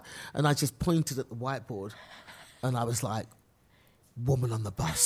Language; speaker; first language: English; native; English